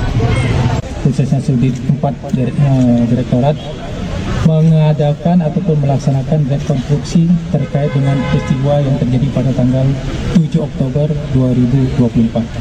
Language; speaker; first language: Indonesian; native; Indonesian